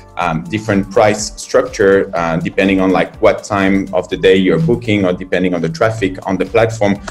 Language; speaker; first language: English; non-native, fluent; French